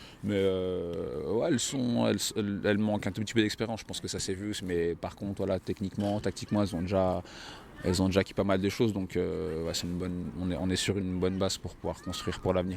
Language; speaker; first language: French; native; French